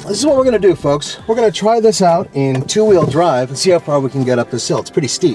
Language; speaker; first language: English; native; English